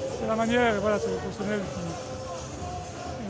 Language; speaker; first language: French; native; French